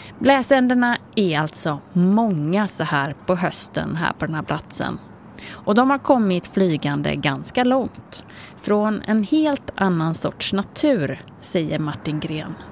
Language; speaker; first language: Swedish; native; Swedish